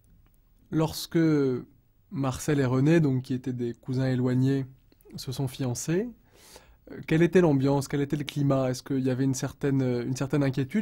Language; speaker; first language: French; native; French